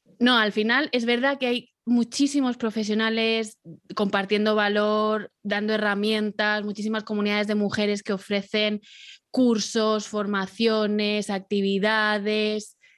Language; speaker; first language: Spanish; native; Spanish